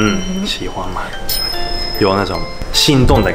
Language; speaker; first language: Chinese; non-native, learner; Japanese